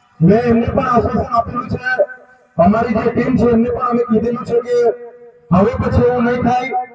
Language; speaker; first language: Gujarati; non-native, local second language; Bhili